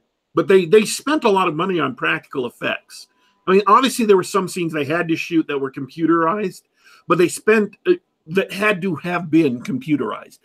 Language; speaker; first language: English; native; English